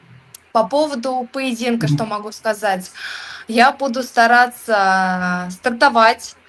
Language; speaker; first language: Russian; native; Russian